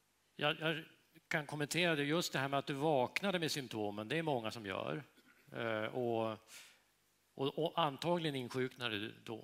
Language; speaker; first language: Swedish; native; Swedish